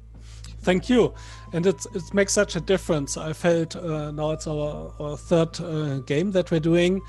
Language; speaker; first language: English; non-native, fluent; German